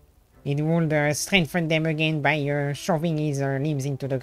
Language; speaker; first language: English; non-native, fluent; French